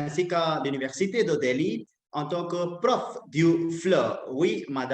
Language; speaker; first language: French; non-native, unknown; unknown